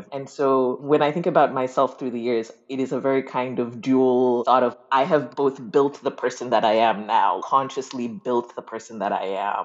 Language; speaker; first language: English; non-native, local second language; Ganda